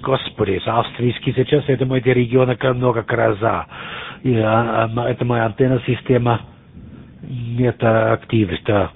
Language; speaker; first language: Russian; non-native, learner; German